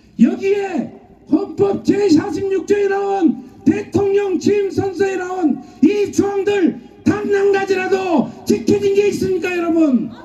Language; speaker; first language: Korean; native; Korean